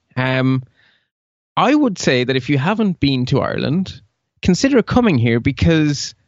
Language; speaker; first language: English; early bilingual, other home language; Dutch